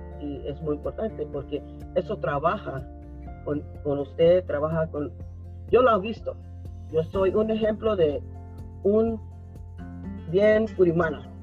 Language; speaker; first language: Spanish; early bilingual, heritage; Spanish